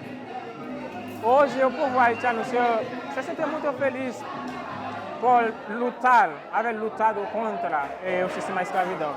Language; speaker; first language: Portuguese; non-native, fluent; Haitian Creole